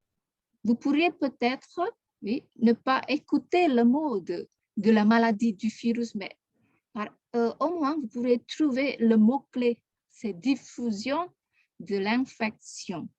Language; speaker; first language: French; non-native, fluent; Indonesian